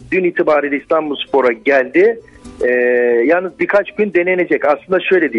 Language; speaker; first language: Turkish; native; Turkish